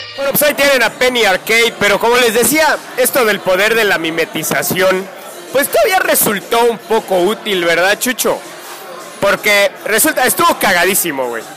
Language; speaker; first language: Spanish; native; Spanish